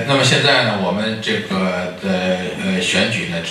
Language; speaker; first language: Polish; non-native, learner; Chinese